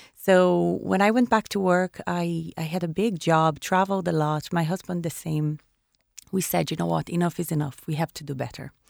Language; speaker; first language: English; non-native, fluent; Portuguese